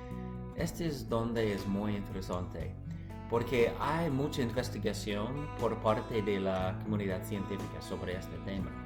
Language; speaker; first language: Spanish; non-native, fluent; English